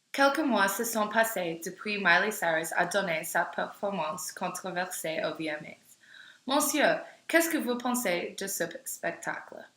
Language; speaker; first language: French; non-native, learner; English